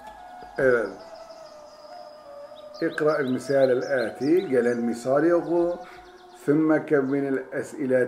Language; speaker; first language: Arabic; non-native, fluent; Turkish